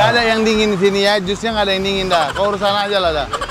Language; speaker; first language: Indonesian; native; Indonesian